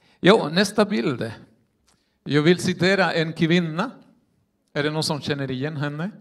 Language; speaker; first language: Swedish; non-native, fluent; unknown